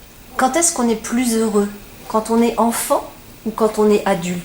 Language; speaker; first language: French; native; French